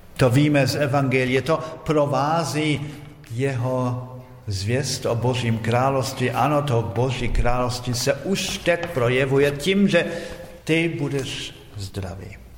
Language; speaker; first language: Czech; non-native, fluent; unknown